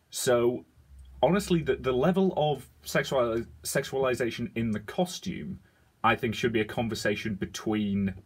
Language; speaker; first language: English; native; English